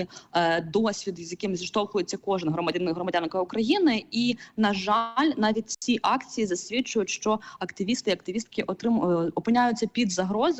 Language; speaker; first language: Ukrainian; native; Ukrainian